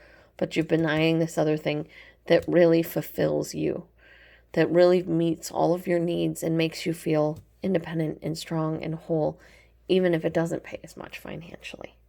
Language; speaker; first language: English; native; English